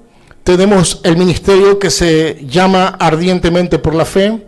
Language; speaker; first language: Spanish; native; Spanish